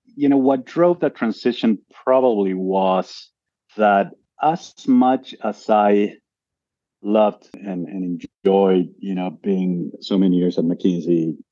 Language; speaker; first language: English; non-native, fluent; Spanish